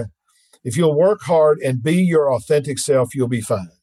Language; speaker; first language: English; native; English